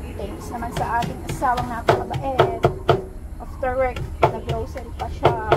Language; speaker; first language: Filipino; non-native, local second language; Hiligaynon